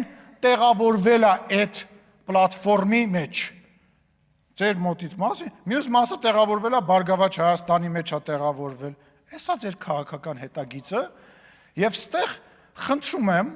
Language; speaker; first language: Armenian; native; Armenian